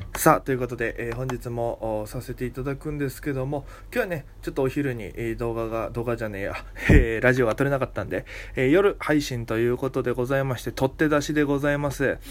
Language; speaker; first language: Japanese; native; Japanese